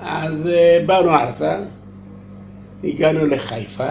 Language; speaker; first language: Hebrew; non-native, learner; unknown